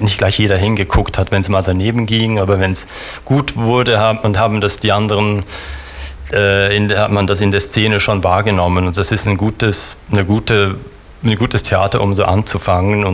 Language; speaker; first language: German; native; German